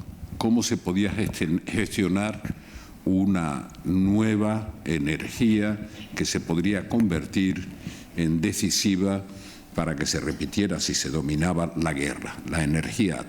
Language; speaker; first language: Spanish; native; Spanish